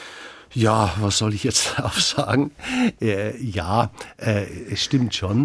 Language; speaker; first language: German; native; German